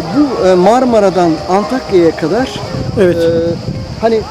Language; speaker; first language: Turkish; native; Turkish